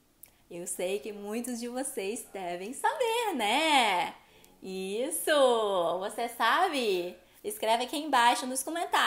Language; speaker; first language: Portuguese; non-native, fluent; Chinese